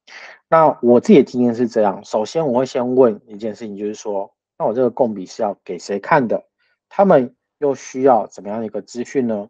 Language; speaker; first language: Chinese; native; Chinese